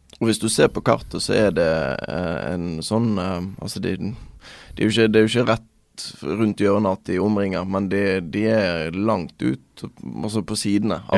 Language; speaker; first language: Norwegian; native; Norwegian